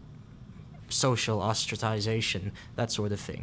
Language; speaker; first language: English; non-native, local second language; Filipino